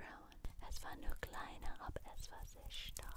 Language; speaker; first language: German; non-native, learner; English